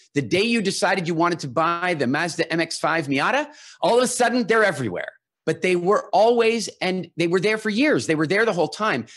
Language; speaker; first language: English; native; English